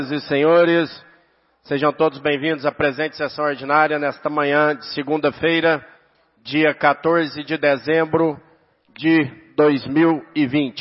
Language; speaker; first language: Portuguese; native; Portuguese